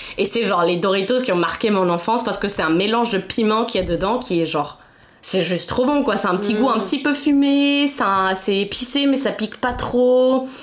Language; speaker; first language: French; non-native, fluent; Spanish